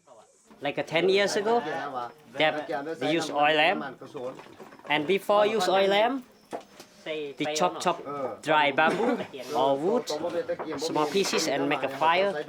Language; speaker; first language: English; non-native, learner; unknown